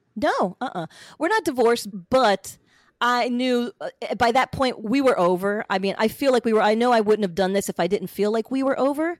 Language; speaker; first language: English; native; English